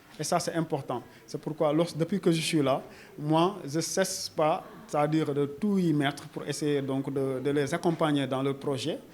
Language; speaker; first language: French; non-native, local second language; Wolof